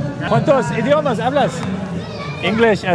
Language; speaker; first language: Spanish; non-native, learner; English